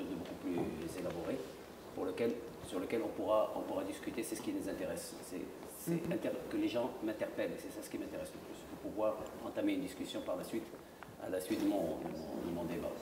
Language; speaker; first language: French; non-native, local second language; Arabic